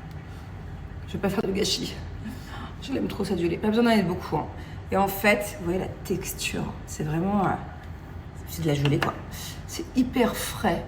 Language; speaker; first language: French; native; French